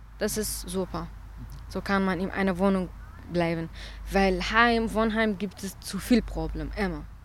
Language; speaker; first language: German; non-native, learner; Central Kurdish